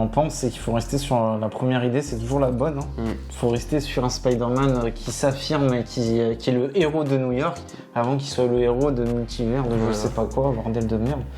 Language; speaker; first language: French; native; French